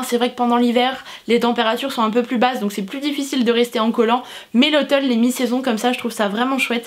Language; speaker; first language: French; native; French